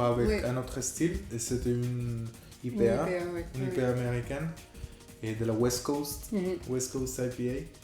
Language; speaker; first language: French; non-native, fluent; Spanish